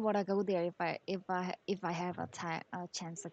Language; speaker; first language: English; non-native, learner; Korean